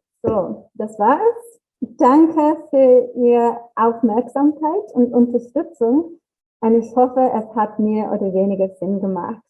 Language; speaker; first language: German; non-native, learner; English